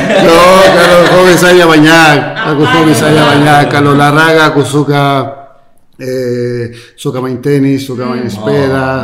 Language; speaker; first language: Indonesian; non-native, fluent; Spanish